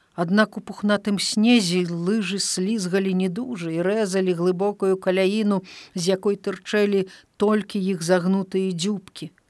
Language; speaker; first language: Belarusian; native; Belarusian